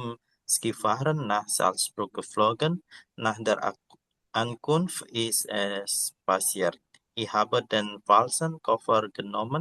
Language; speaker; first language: German; non-native, learner; Indonesian